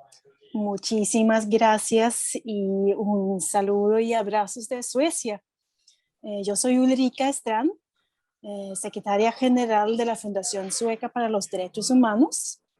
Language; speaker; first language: Spanish; non-native, fluent; Swedish